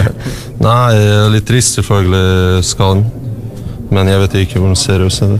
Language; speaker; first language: Norwegian; non-native, learner; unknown